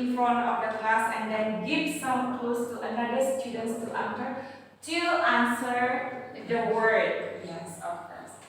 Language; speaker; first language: English; non-native, fluent; Indonesian